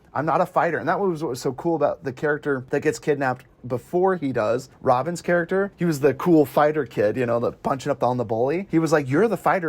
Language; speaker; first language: English; native; English